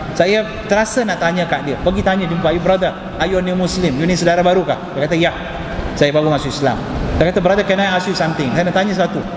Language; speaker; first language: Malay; non-native, local second language; Tamil